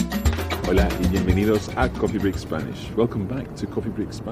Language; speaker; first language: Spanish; non-native, fluent; English